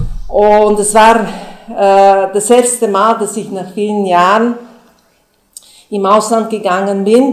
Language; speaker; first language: German; non-native, fluent; Bulgarian